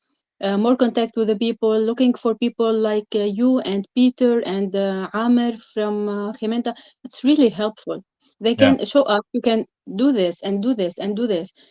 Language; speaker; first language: English; non-native, learner; Arabic